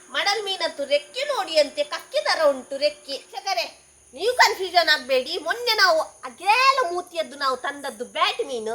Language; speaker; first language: Kannada; non-native, local second language; Tulu